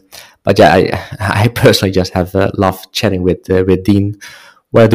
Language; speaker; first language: English; non-native, fluent; Dutch